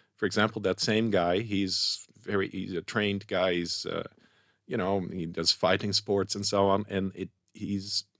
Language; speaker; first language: English; non-native, fluent; Dutch